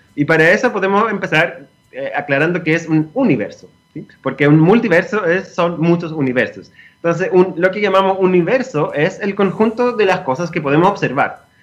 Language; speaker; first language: Spanish; non-native, fluent; Greek